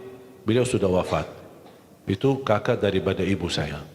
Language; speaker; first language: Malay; non-native, fluent; Arabic